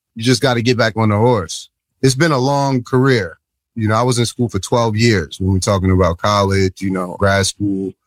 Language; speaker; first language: English; native; English